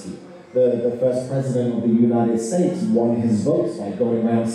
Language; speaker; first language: English; native; English